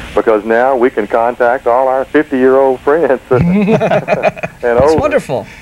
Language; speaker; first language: English; native; English